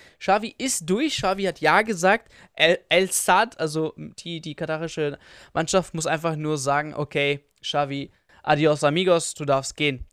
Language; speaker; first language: German; early bilingual, other home language; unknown